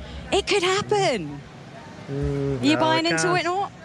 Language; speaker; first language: English; native; English